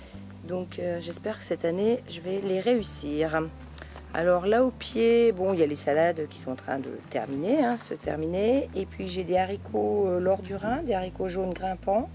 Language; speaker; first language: French; native; French